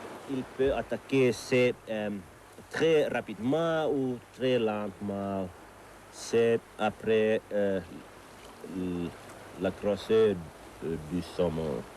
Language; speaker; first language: French; non-native, learner; Finnish